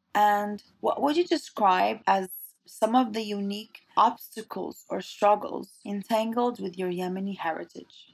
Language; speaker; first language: English; early bilingual, other home language; Arabic